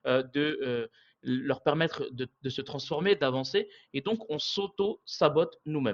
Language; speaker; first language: French; native; French